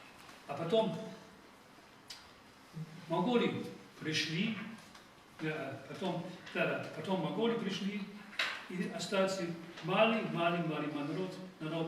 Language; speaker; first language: Russian; non-native, fluent; German